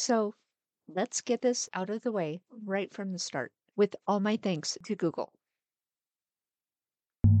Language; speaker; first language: English; native; English